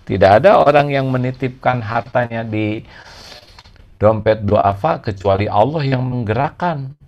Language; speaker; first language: Indonesian; native; Indonesian